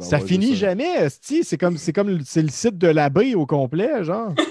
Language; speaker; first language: French; native; French